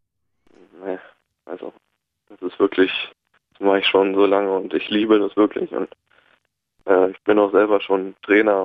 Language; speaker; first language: German; native; German